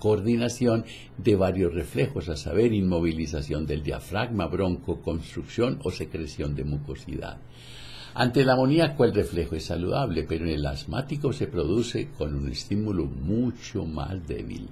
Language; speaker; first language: Spanish; native; Spanish